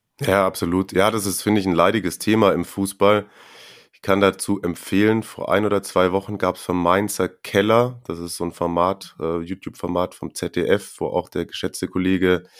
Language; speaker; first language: German; native; German